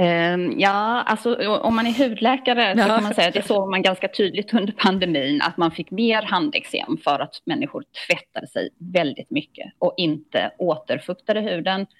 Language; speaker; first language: Swedish; native; Swedish